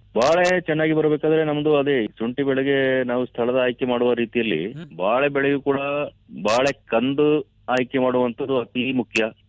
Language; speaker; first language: Kannada; early bilingual, other home language; Malayalam